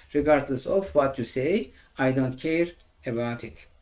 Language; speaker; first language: English; non-native, fluent; Turkish